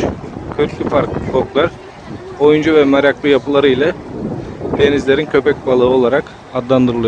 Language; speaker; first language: Turkish; native; Turkish